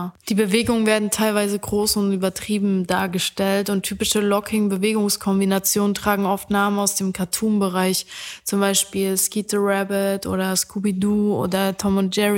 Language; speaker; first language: German; native; German